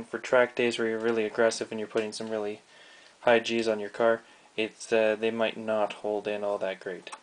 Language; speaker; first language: English; native; English